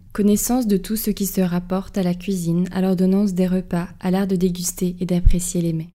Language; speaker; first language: French; native; French